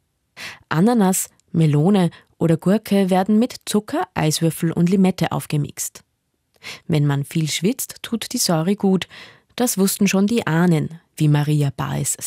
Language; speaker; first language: German; native; German